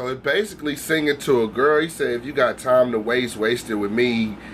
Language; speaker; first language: English; native; English